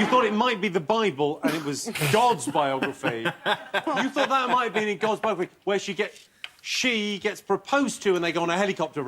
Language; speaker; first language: English; native; English